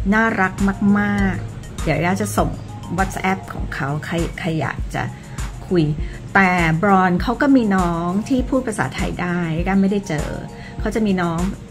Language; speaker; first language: Thai; early bilingual, other home language; English